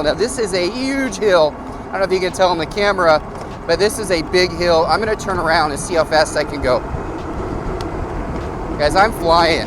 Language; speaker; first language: English; native; English